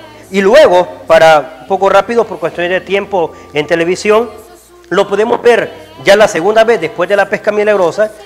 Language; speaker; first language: Spanish; native; Spanish